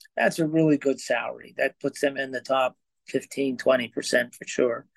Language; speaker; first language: English; native; English